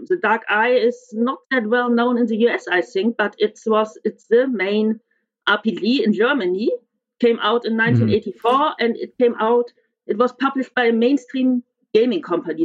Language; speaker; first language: English; non-native, fluent; German